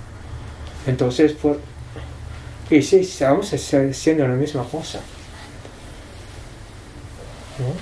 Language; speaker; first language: Spanish; non-native, fluent; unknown